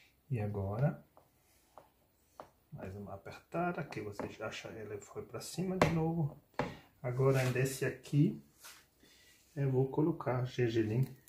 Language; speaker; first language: Portuguese; non-native, fluent; German